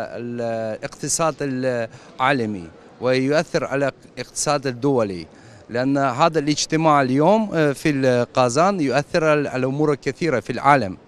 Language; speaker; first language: Arabic; non-native, fluent; Russian